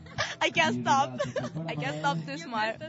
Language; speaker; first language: English; non-native, learner; Japanese